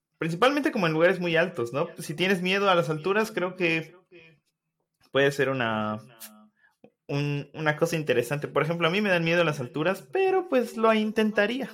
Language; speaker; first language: Spanish; native; Spanish